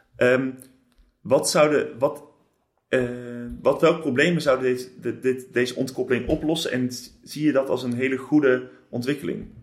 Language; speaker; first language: Dutch; native; Dutch